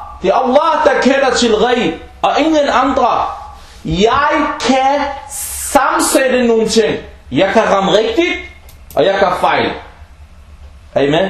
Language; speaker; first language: Danish; early bilingual, other home language; Arabic